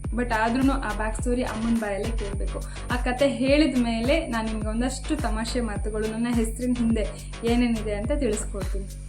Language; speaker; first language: Kannada; non-native, local second language; Tulu